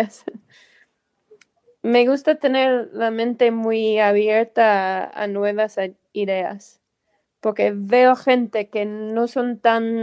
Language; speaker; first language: Spanish; non-native, fluent; English